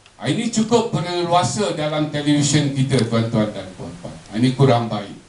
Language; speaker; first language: Malay; native; Malay